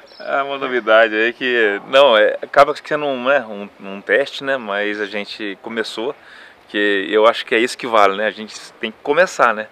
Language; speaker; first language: Portuguese; native; Portuguese